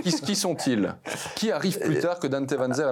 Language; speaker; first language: French; native; French